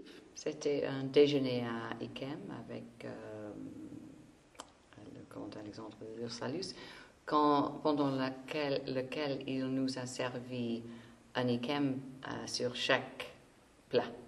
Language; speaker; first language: French; non-native, fluent; English